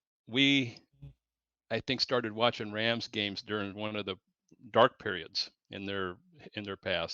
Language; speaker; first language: English; native; English